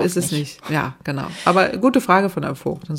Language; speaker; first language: German; native; German